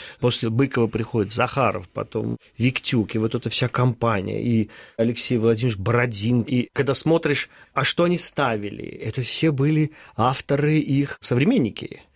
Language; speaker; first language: Russian; early bilingual, other home language; Armenian